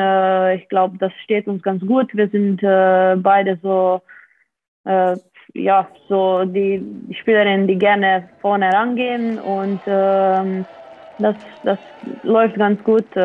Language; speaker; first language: German; non-native, fluent; Slovenian